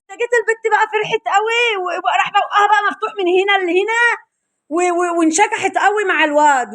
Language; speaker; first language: Arabic; native; Arabic